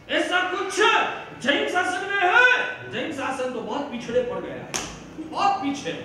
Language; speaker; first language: Hindi; non-native, local second language; Gujarati